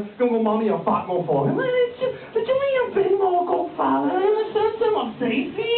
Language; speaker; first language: Cantonese; non-native, learner; English